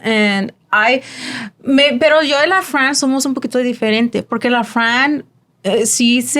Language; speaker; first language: Spanish; early bilingual, heritage; Spanish